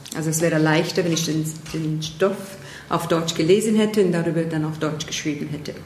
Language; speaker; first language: German; non-native, fluent; English